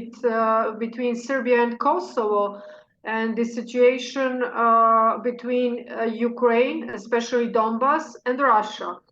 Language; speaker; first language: English; non-native, fluent; Serbian